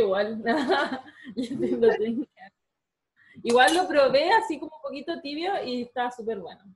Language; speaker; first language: Spanish; native; Spanish